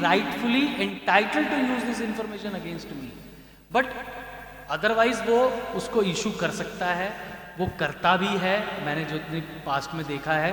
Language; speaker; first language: Hindi; native; Hindi